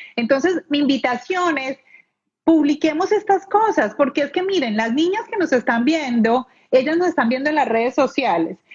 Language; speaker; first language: Spanish; native; Spanish